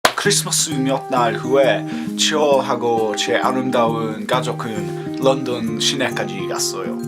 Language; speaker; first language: Korean; non-native, learner; English